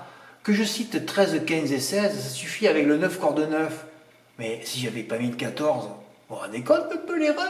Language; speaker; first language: French; native; French